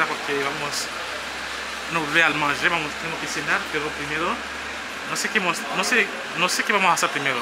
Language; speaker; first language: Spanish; non-native, learner; Haitian Creole